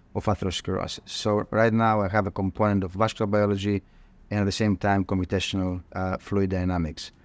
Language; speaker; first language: English; non-native, fluent; Greek